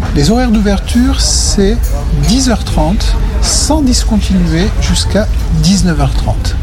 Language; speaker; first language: French; native; French